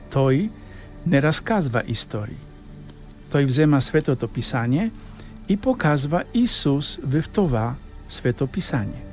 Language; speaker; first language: Bulgarian; non-native, fluent; Polish